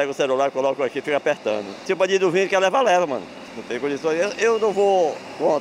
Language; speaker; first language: Portuguese; native; Portuguese